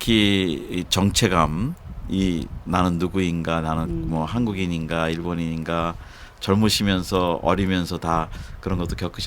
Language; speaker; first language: Korean; native; Korean